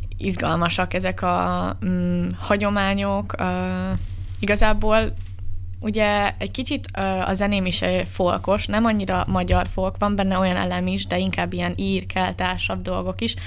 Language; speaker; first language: Hungarian; native; Hungarian